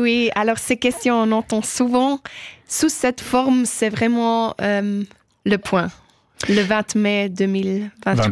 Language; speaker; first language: French; non-native, local second language; German